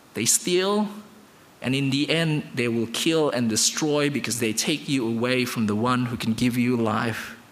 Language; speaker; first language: English; non-native, fluent; Indonesian